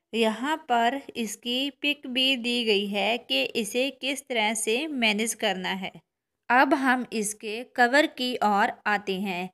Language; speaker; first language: Hindi; non-native, local second language; Punjabi